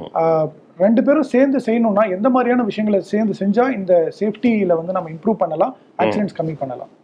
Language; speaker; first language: Tamil; native; Tamil